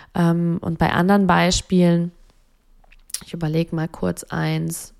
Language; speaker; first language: German; native; German